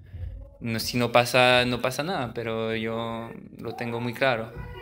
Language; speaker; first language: Spanish; early bilingual, heritage; French